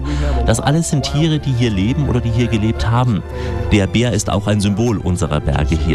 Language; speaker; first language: German; native; German